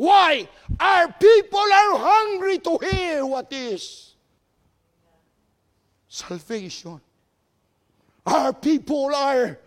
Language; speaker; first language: English; non-native, local second language; Cebuano